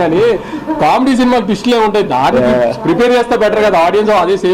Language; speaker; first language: Telugu; native; Telugu